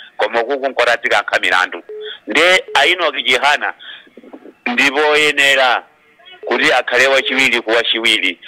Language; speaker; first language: Nyanja; non-native, local second language; Tumbuka